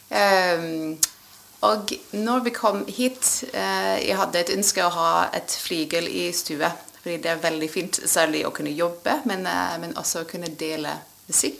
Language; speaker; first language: Norwegian; non-native, fluent; English